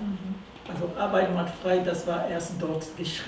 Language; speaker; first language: German; non-native, fluent; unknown